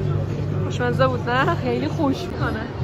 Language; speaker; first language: Persian; native; Persian